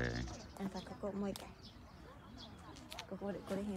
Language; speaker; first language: Japanese; non-native, learner; Vietnamese